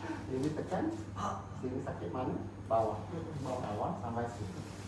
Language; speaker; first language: Malay; non-native, local second language; Chinese